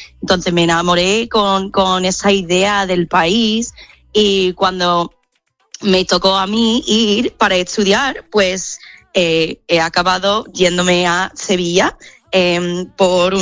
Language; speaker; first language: Spanish; non-native, fluent; English